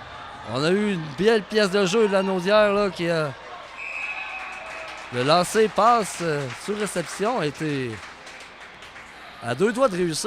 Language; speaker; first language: French; native; French